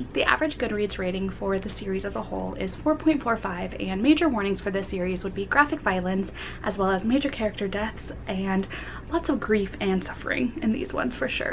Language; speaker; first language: English; native; English